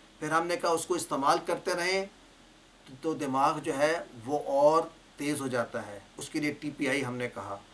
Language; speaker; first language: Urdu; native; Urdu